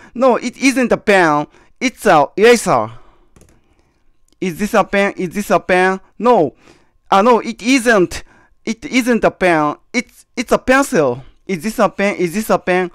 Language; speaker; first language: English; non-native, learner; Japanese